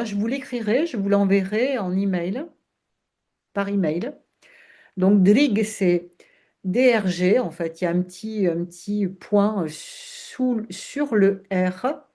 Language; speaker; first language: French; native; French